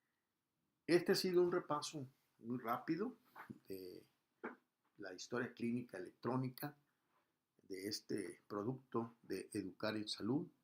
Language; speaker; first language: Spanish; native; Spanish